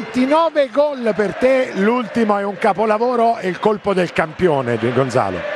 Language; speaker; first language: Italian; native; Italian